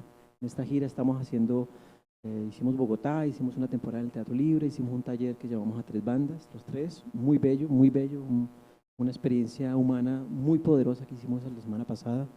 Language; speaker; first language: Spanish; native; Spanish